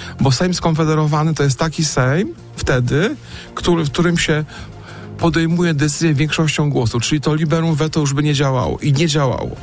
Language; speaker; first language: Polish; native; Polish